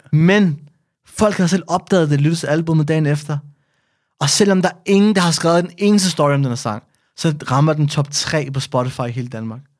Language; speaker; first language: Danish; early bilingual, other home language; Persian